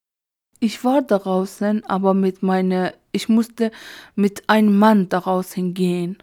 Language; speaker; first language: German; non-native, learner; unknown